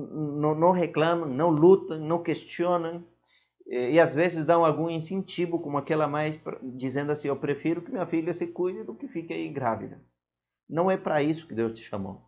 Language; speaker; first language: Portuguese; non-native, fluent; Spanish